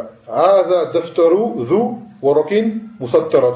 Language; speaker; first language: Arabic; non-native, fluent; French